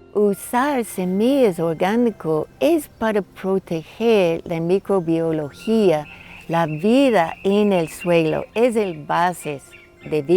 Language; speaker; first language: Spanish; non-native, learner; English